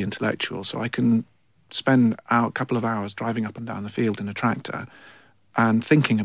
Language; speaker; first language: English; native; English